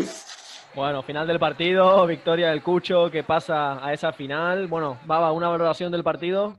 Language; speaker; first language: Spanish; native; Spanish